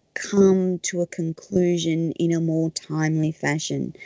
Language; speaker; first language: English; native; English